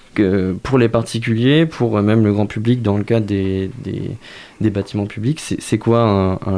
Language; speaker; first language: French; native; French